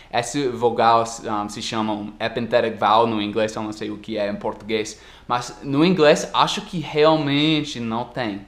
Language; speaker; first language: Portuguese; non-native, fluent; English